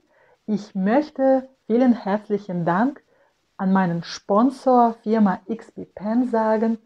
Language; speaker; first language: German; non-native, fluent; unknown